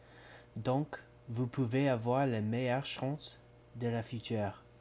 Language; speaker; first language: French; non-native, learner; English